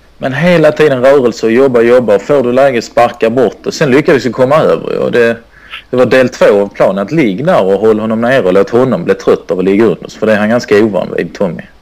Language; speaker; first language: Swedish; native; Swedish